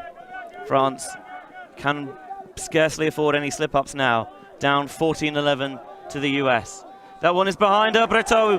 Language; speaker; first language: English; native; English